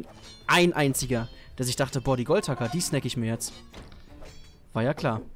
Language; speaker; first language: German; native; German